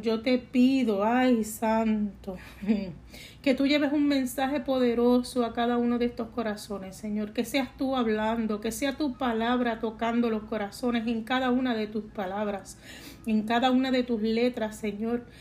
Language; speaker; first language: Spanish; native; Spanish